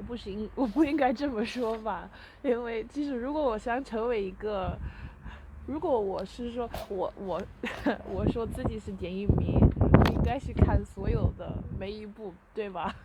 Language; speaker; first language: Chinese; early bilingual, heritage; Chinese